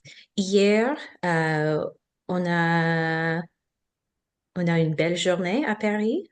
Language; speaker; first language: French; non-native, learner; English